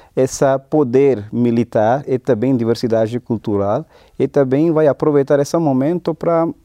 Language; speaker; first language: Portuguese; non-native, fluent; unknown